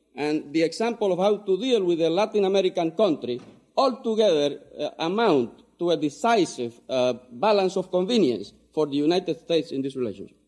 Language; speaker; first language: English; non-native, fluent; Spanish